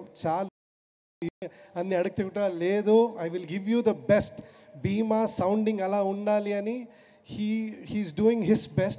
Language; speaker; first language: Telugu; non-native, fluent; Kannada